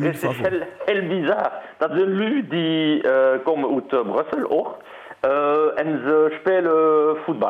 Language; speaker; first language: German; non-native, learner; Dutch